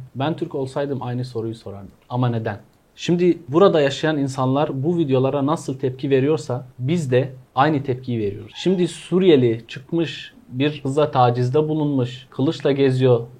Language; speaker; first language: Turkish; non-native, fluent; Arabic